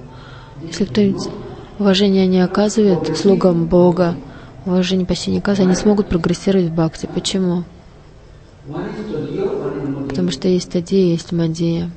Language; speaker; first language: Russian; non-native, learner; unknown